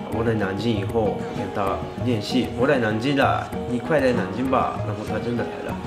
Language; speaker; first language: Chinese; non-native, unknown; Japanese